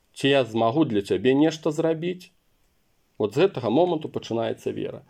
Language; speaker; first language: Belarusian; non-native, local second language; Russian